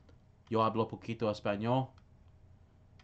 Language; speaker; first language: Spanish; non-native, learner; English